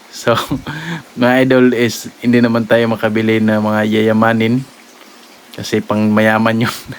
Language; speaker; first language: Filipino; non-native, local second language; Cebuano